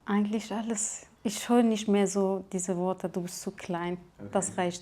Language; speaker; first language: German; non-native, fluent; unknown